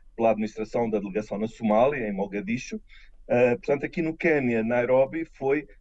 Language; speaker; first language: Portuguese; native; Portuguese